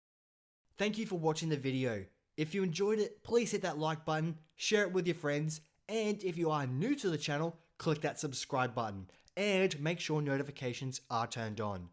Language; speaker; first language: English; native; English